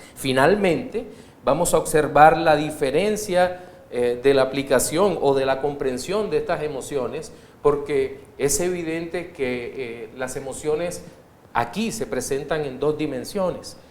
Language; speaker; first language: Spanish; native; Spanish